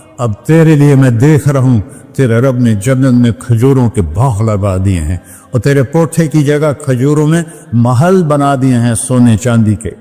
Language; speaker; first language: Urdu; non-native, local second language; Punjabi